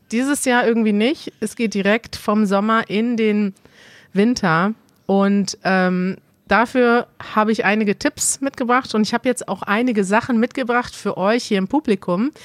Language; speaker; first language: German; native; German